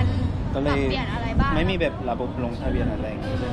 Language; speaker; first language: Thai; non-native, fluent; Korean